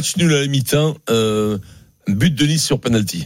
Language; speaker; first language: French; native; French